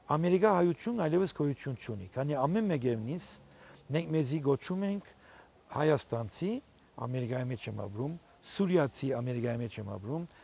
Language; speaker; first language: Armenian; early bilingual, heritage; Armenian